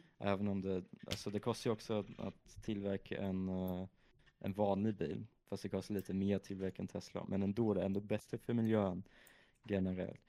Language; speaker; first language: Swedish; early bilingual, other home language; German